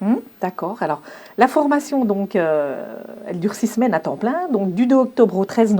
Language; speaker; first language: French; native; French